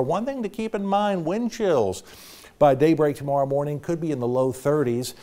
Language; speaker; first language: English; native; English